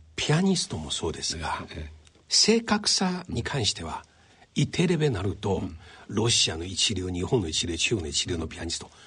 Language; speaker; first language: Japanese; non-native, fluent; Chinese